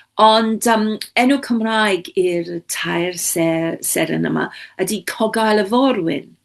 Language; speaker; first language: Welsh; non-native, local second language; English